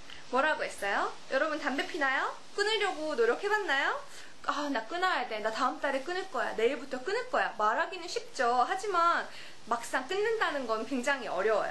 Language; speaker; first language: Korean; native; Korean